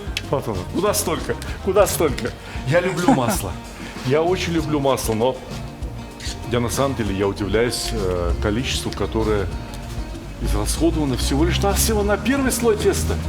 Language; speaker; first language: Russian; native; Russian